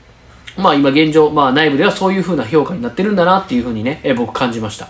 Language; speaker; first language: Japanese; native; Japanese